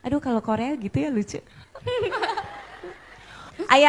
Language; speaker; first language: Indonesian; native; Indonesian